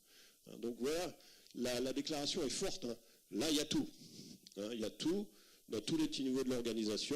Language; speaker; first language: French; native; French